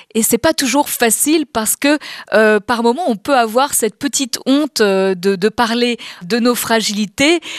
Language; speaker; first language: French; native; French